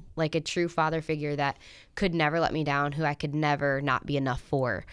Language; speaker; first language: English; native; English